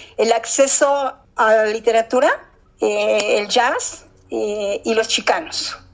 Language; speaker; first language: Spanish; early bilingual, heritage; Spanish